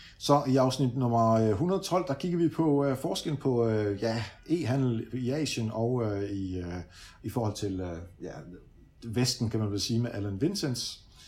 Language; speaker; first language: Danish; early bilingual, other home language; Dutch